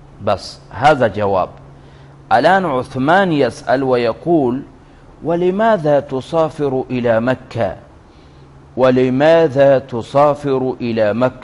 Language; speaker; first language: Arabic; non-native, fluent; Urdu